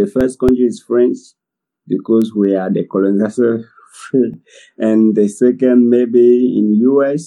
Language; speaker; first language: English; non-native, learner; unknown